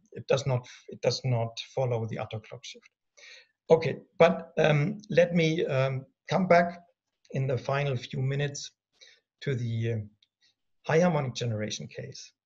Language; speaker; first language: English; non-native, fluent; German